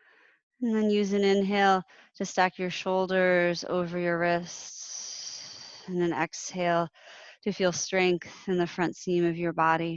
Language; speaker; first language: English; native; English